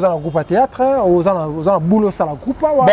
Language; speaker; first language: French; non-native, local second language; Lingala